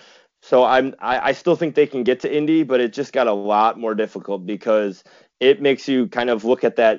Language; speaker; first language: English; native; English